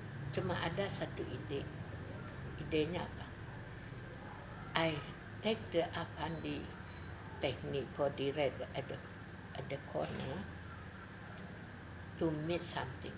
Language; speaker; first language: English; non-native, learner; Indonesian